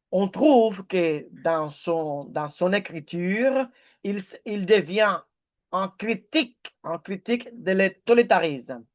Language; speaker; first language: French; non-native, learner; Spanish